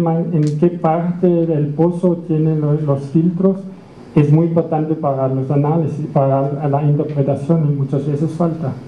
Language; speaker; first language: Spanish; non-native, fluent; German